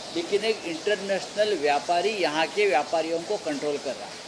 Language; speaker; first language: Hindi; non-native, local second language; Marathi